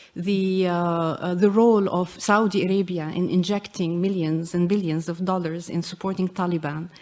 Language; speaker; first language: English; non-native, fluent; Arabic